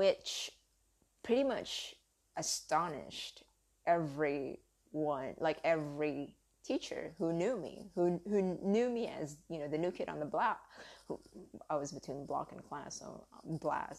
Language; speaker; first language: English; early bilingual, other home language; Indonesian